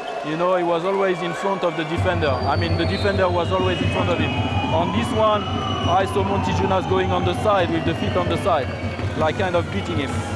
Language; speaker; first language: English; non-native, fluent; French